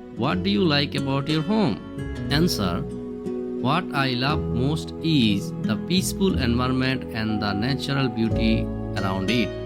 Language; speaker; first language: English; non-native, local second language; Bangla